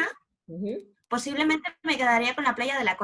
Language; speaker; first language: Spanish; native; Spanish